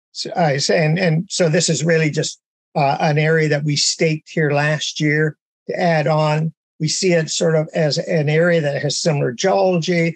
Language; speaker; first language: English; native; English